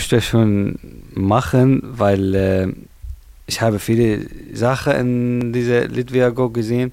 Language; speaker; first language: German; non-native, learner; Arabic